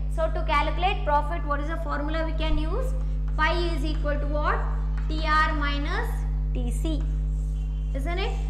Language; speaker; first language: English; non-native, local second language; Kannada